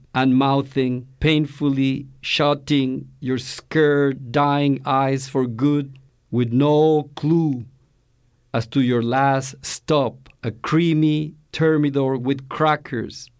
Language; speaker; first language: English; non-native, fluent; Spanish